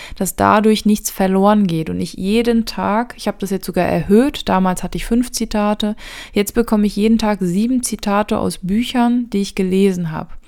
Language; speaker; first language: German; native; German